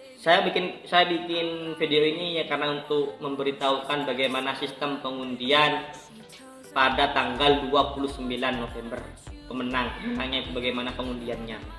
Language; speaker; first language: Indonesian; non-native, local second language; Madurese